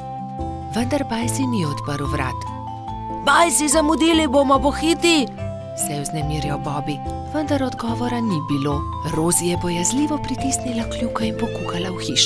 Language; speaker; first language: Slovenian; native; Slovenian